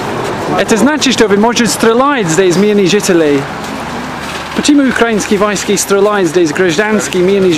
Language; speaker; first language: Russian; non-native, learner; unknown